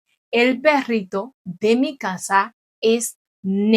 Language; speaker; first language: Spanish; non-native, fluent; Haitian Creole